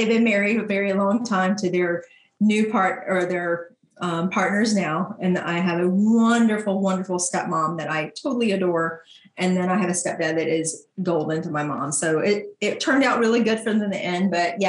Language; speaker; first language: English; native; English